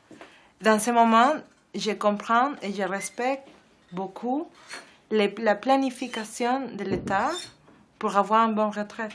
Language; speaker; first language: French; non-native, learner; Spanish